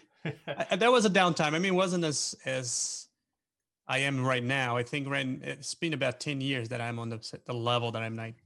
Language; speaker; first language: English; non-native, fluent; Portuguese